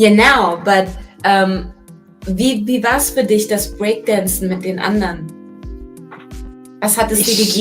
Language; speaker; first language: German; early bilingual, other home language; Turkish